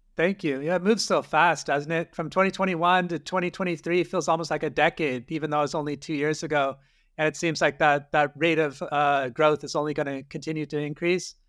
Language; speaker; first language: English; native; English